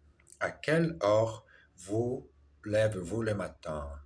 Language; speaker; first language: French; non-native, learner; Portuguese